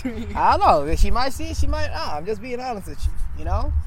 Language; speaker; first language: English; early bilingual, other home language; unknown